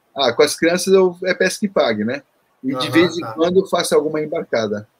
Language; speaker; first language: Portuguese; early bilingual, other home language; Korean